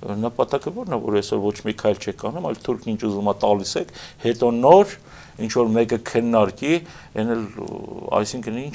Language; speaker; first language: Armenian; native; Armenian